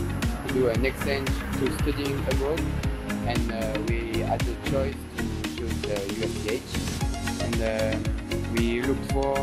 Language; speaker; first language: English; non-native, learner; French